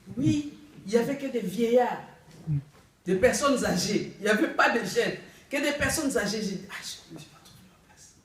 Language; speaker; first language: French; non-native, local second language; Lingala